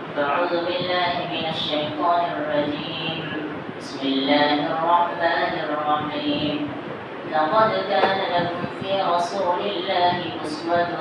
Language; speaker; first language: Urdu; native; Urdu